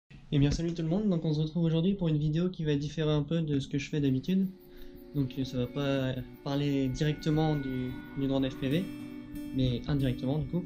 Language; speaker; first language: French; native; French